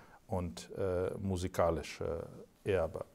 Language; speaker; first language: German; non-native, fluent; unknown